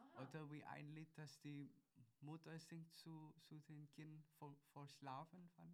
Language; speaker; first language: German; early bilingual, other home language; Chinese